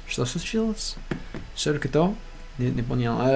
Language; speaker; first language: Russian; non-native, learner; English